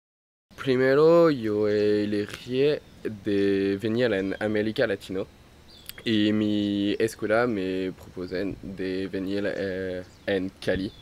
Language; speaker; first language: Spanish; non-native, learner; French